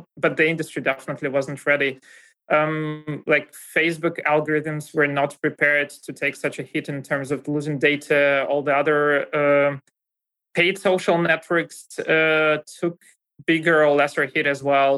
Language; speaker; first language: English; non-native, fluent; Russian